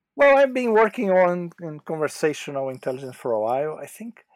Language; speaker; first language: English; non-native, fluent; Portuguese